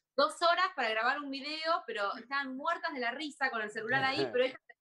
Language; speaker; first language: Spanish; native; Spanish